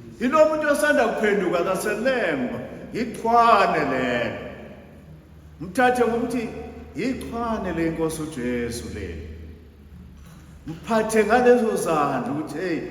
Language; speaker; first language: Zulu; non-native, local second language; Xhosa